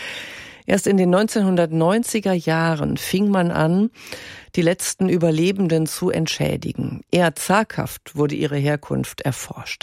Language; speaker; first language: German; native; German